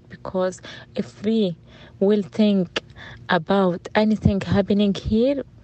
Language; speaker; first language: English; non-native, fluent; Arabic